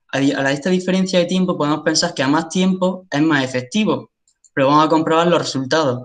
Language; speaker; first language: Spanish; native; Spanish